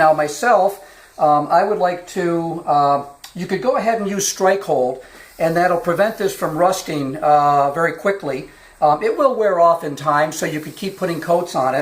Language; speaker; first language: English; native; English